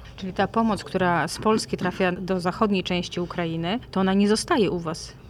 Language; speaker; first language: Polish; native; Polish